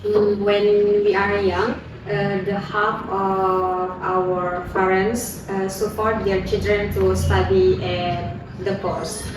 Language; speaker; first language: English; non-native, learner; Indonesian